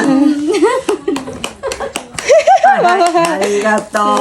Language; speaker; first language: Japanese; native; Japanese